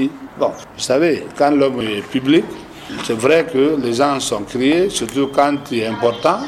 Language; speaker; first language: French; non-native, local second language; Susu